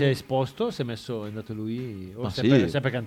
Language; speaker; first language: Italian; native; Italian